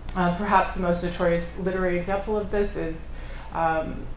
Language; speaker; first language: English; native; English